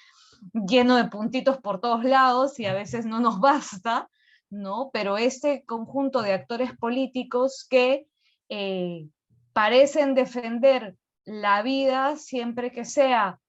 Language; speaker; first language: Spanish; native; Spanish